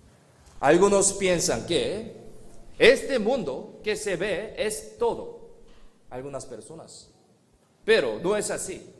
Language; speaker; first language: Spanish; non-native, fluent; Korean